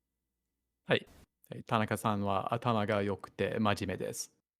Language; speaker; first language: Japanese; non-native, learner; English